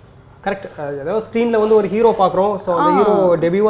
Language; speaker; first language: Tamil; native; Tamil